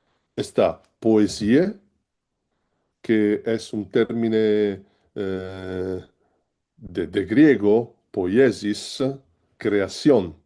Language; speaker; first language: Spanish; non-native, learner; Italian